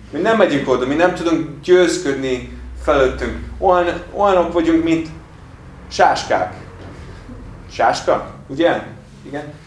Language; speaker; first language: Hungarian; non-native, fluent; English